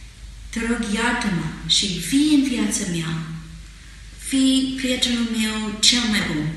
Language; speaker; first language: Romanian; non-native, fluent; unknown